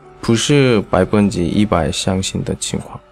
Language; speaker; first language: Chinese; non-native, fluent; Korean